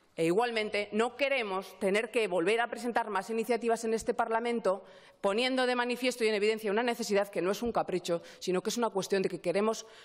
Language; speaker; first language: Spanish; native; Spanish